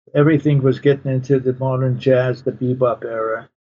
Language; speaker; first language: English; early bilingual, other home language; Polish